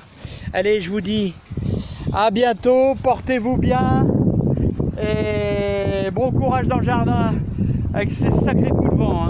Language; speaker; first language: French; native; French